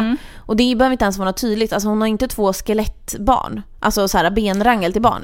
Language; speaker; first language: Swedish; native; Swedish